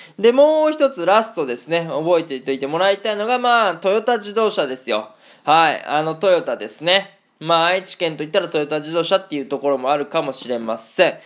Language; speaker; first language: Japanese; native; Japanese